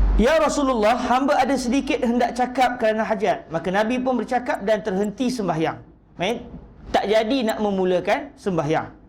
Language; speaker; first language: Malay; native; Malay